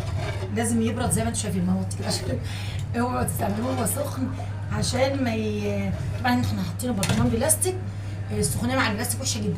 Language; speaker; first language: Arabic; native; Arabic